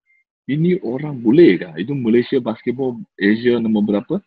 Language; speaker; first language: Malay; non-native, local second language; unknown